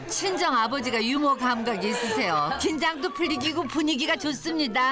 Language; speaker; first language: Korean; native; Korean